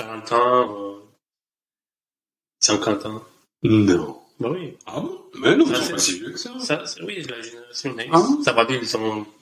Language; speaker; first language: French; non-native, learner; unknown